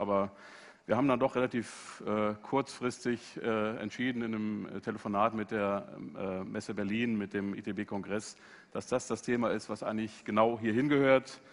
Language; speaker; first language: German; native; German